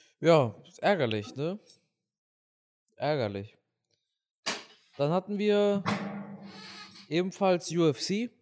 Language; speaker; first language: German; native; German